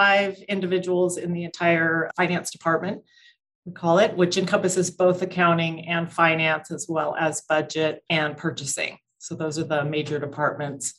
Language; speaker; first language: English; native; English